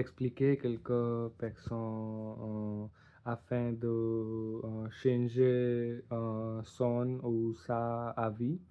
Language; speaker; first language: French; non-native, learner; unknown